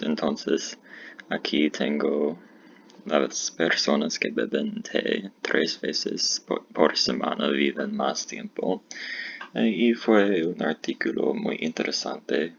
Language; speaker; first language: Spanish; non-native, learner; English